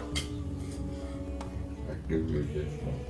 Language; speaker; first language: English; non-native, learner; Dutch